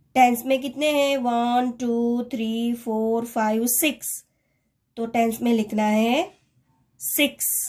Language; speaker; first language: Hindi; non-native, local second language; Gujarati